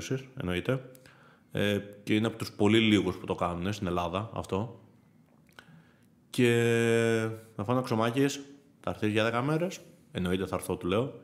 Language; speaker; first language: Greek; native; Greek